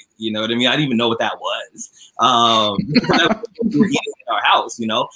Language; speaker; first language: English; native; English